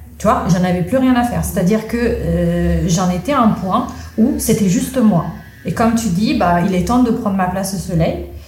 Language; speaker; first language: French; non-native, fluent; Italian